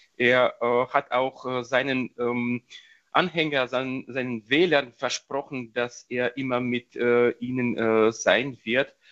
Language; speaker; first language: German; non-native, fluent; Russian